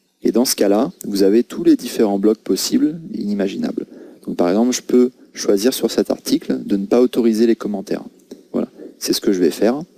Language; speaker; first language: French; native; French